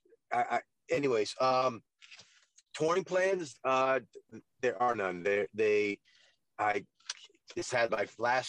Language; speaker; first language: English; native; English